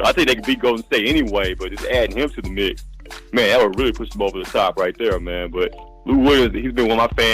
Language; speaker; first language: English; native; English